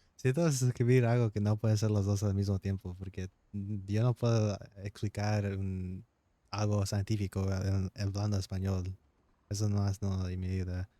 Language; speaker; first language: Spanish; non-native, learner; English